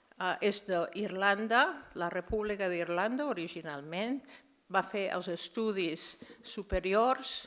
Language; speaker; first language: Catalan; non-native, fluent; English